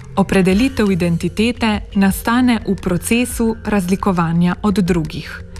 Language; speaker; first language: Slovenian; native; Slovenian